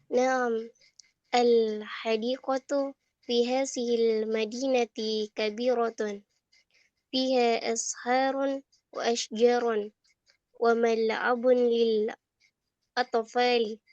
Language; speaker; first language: Arabic; non-native, learner; Indonesian